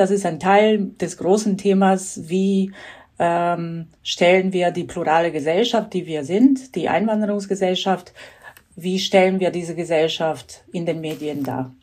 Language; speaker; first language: German; non-native, fluent; Croatian